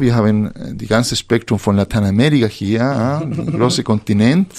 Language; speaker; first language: German; non-native, fluent; Spanish